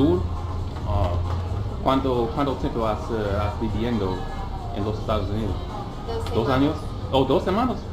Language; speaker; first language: Spanish; non-native, learner; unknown